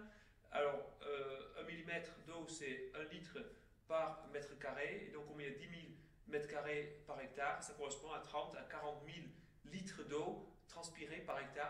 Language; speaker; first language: French; native; French